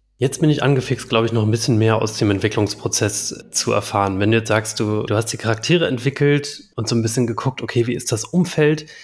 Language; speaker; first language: German; native; German